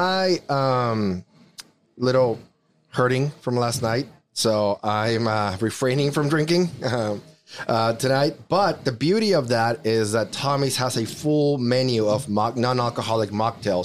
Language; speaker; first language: English; non-native, fluent; Spanish